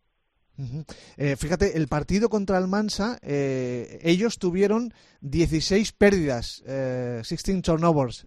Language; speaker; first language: Spanish; native; Spanish